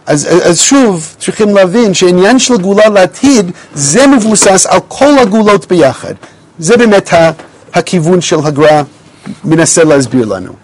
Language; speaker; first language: Hebrew; non-native, fluent; English